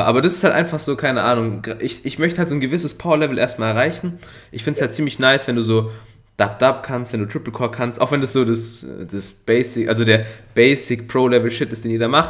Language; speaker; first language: German; native; German